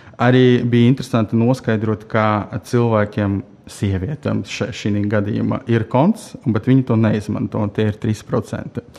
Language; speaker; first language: Latvian; non-native, local second language; Russian